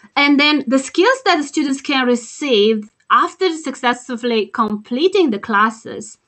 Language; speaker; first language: English; non-native, fluent; Romanian